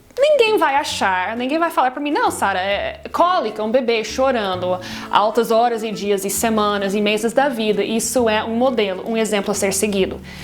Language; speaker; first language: Portuguese; non-native, fluent; English